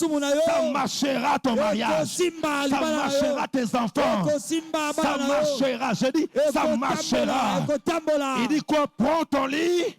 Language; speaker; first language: French; non-native, local second language; Lingala